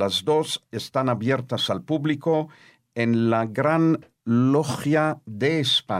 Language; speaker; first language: Spanish; non-native, fluent; Hebrew